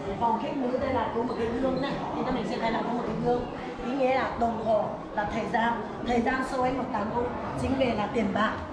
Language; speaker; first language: Vietnamese; non-native, fluent; Chinese